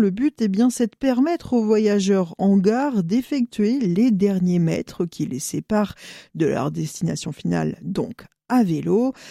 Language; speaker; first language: French; native; French